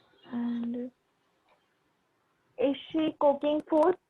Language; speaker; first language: English; non-native, learner; Hindi